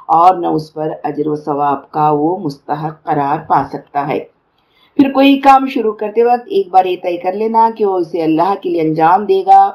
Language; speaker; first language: Urdu; native; Urdu